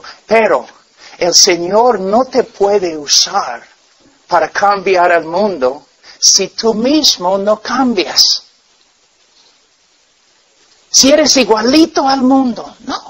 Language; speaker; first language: Spanish; non-native, fluent; English